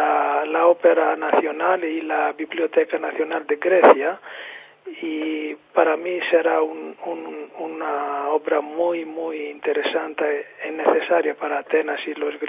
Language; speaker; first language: Spanish; non-native, fluent; Greek